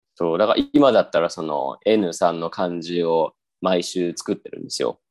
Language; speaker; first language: Japanese; native; Japanese